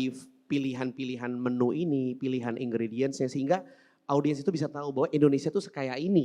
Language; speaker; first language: Indonesian; native; Indonesian